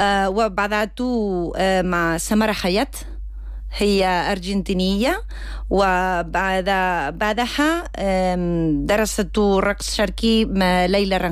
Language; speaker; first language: Arabic; non-native, learner; Spanish